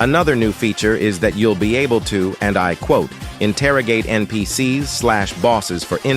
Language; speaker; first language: English; native; English